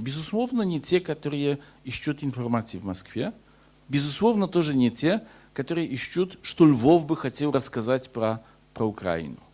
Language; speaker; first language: Russian; non-native, fluent; Polish